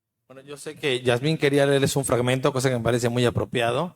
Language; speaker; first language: Spanish; native; Spanish